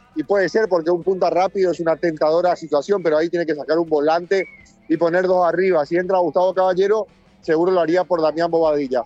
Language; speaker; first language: Spanish; native; Spanish